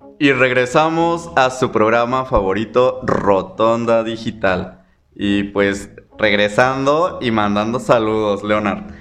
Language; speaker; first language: Spanish; native; Spanish